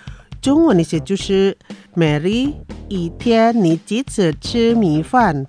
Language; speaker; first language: Chinese; early bilingual, heritage; Chinese